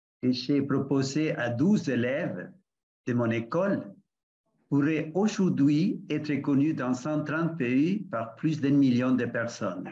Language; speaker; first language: French; non-native, fluent; Spanish